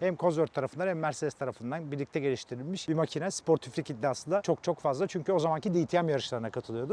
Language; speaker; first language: Turkish; native; Turkish